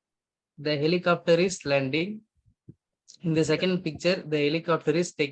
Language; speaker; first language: English; non-native, learner; Tamil